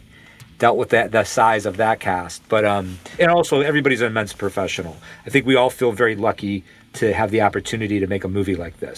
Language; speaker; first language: English; native; English